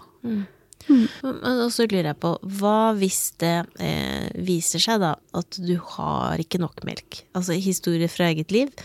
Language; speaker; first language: Norwegian; native; Norwegian